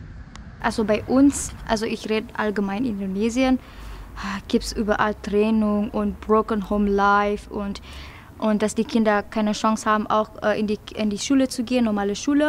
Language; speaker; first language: German; non-native, fluent; Indonesian